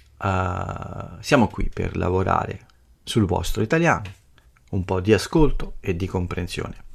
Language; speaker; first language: Italian; native; Italian